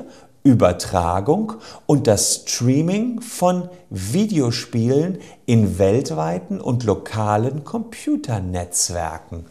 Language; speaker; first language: German; native; German